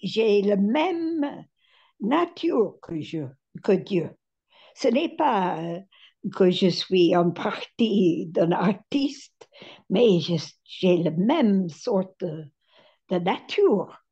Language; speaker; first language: French; non-native, fluent; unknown